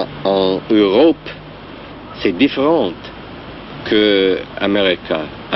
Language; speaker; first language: French; non-native, learner; English